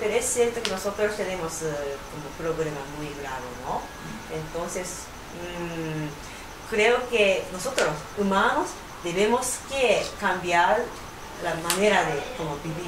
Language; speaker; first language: Spanish; non-native, learner; Japanese